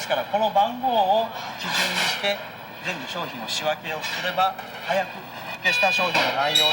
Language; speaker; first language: Japanese; native; Japanese